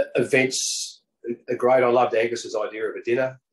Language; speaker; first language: English; native; English